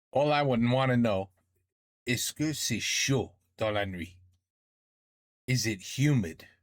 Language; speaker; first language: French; non-native, learner; English